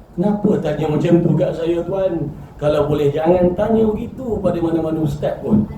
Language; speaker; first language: Malay; native; Malay